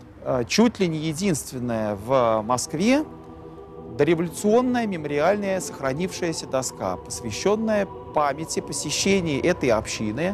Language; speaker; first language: Russian; native; Russian